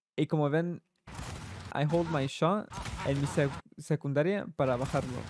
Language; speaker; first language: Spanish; early bilingual, heritage; Spanish